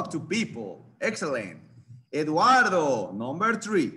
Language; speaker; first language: English; non-native, fluent; Spanish